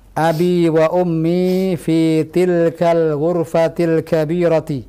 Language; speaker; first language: Arabic; non-native, fluent; Indonesian